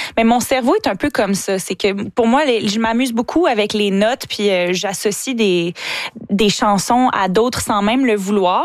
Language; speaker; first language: French; native; French